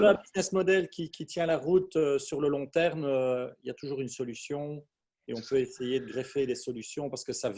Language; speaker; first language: French; native; French